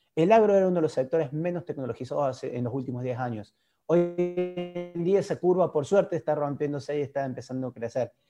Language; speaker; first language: Spanish; native; Spanish